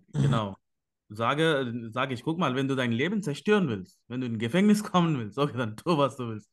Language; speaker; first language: German; non-native, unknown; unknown